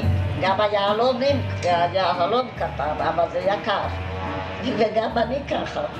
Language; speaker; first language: Hebrew; non-native, fluent; Hungarian